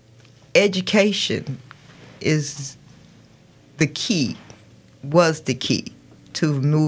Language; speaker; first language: English; native; English